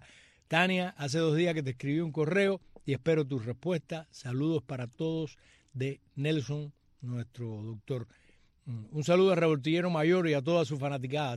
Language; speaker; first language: Spanish; native; Spanish